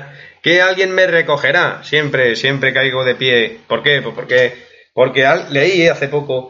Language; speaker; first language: Spanish; native; Spanish